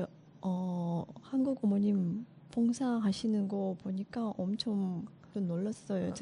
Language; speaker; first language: Korean; non-native, learner; Russian